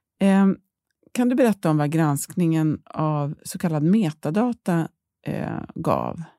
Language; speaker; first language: Swedish; native; Swedish